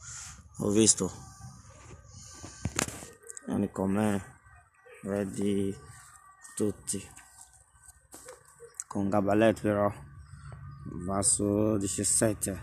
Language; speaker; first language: Italian; non-native, learner; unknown